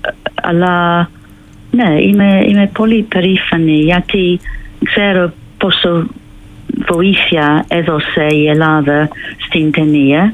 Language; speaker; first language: Greek; non-native, fluent; English